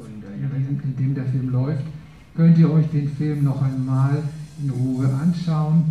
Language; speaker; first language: German; non-native, fluent; Portuguese